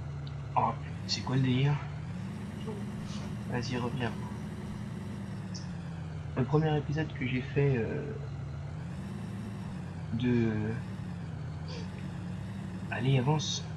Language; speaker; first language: French; native; French